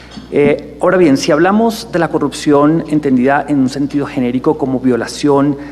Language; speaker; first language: Spanish; native; Spanish